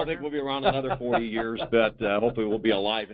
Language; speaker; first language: English; native; English